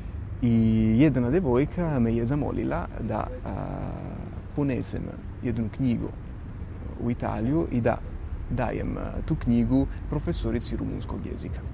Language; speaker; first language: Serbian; non-native, fluent; Italian